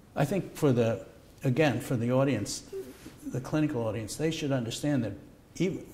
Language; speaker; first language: English; native; English